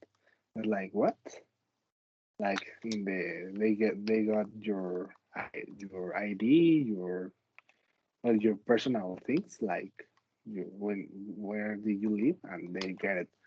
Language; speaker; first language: English; non-native, learner; Spanish